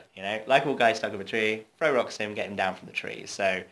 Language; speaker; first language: English; native; English